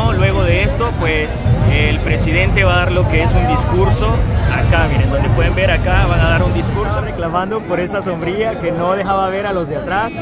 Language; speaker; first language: Spanish; native; Spanish